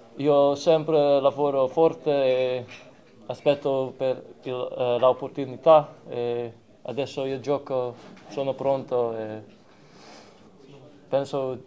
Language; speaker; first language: Italian; non-native, learner; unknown